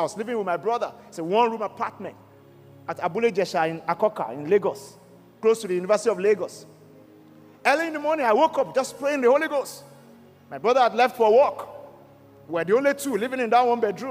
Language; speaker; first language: English; non-native, local second language; Yoruba